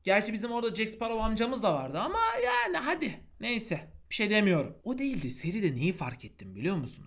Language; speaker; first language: Turkish; native; Turkish